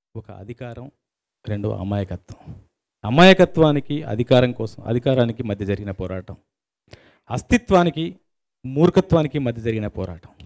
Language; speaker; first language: Telugu; native; Telugu